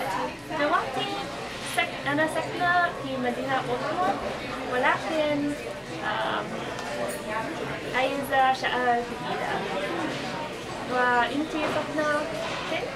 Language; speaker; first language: Arabic; non-native, learner; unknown